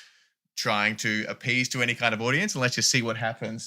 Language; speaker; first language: English; native; English